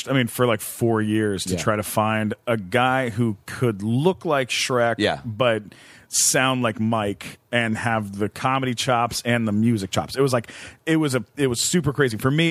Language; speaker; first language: English; native; English